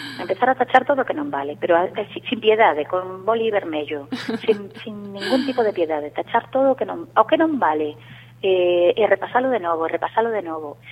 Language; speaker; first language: Galician; early bilingual, other home language; Spanish